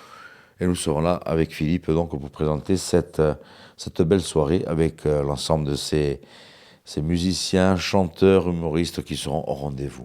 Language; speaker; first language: French; native; French